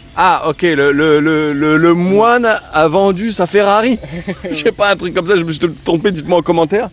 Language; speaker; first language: French; native; French